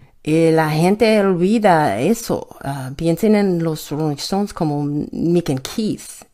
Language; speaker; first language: Spanish; non-native, learner; English